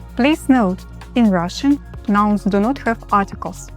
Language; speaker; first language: English; non-native, fluent; Russian